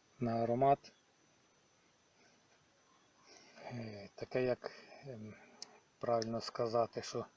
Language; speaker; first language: Ukrainian; native; Ukrainian